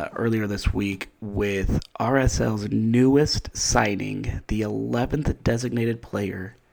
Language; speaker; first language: English; native; English